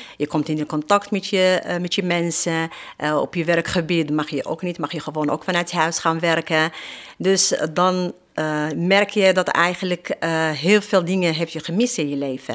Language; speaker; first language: Dutch; non-native, fluent; Arabic